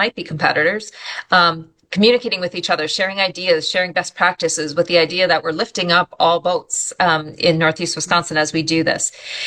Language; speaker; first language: English; native; English